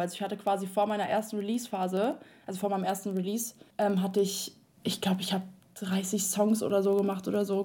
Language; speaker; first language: German; native; German